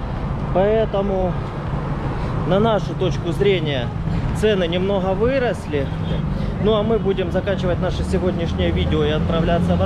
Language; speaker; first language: Russian; native; Russian